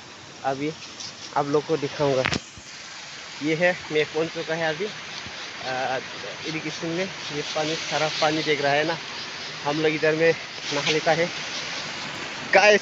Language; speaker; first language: Hindi; non-native, local second language; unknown